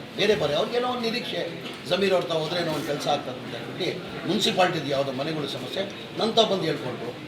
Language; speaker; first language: Kannada; non-native, local second language; Urdu